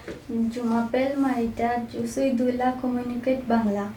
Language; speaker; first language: French; non-native, learner; Bangla